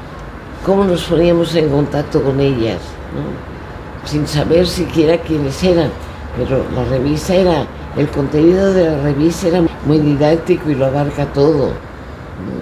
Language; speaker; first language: Spanish; native; Spanish